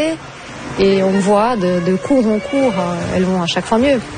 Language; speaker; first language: French; non-native, fluent; Portuguese